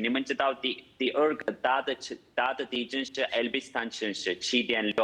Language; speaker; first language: Chinese; non-native, fluent; Turkish